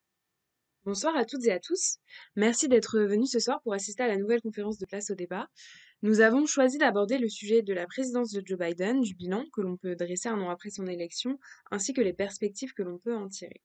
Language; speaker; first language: French; native; French